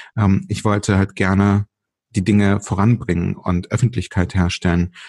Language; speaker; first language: German; early bilingual, other home language; Russian